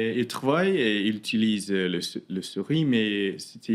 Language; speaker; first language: French; non-native, learner; English